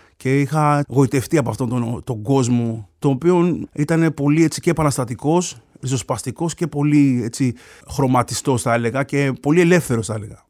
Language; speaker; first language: Greek; early bilingual, other home language; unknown